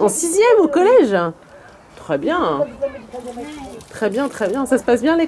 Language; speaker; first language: French; native; French